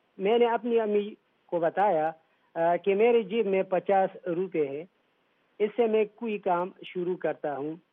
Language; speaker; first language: Urdu; non-native, local second language; Pashto